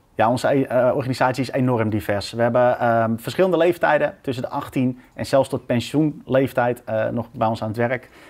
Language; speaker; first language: Dutch; native; Dutch